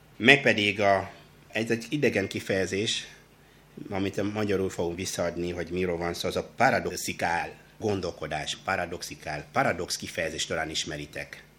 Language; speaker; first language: Hungarian; non-native, fluent; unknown